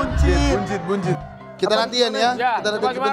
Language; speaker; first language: Indonesian; native; Indonesian